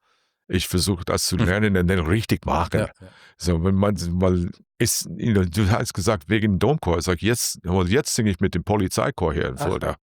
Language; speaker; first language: German; non-native, learner; English